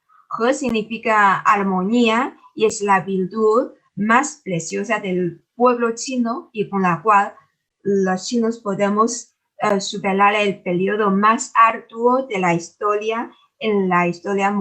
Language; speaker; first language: Spanish; non-native, fluent; Chinese